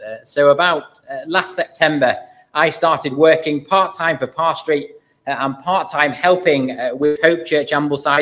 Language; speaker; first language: English; native; English